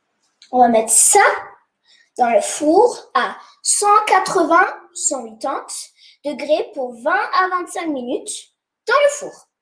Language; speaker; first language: French; non-native, fluent; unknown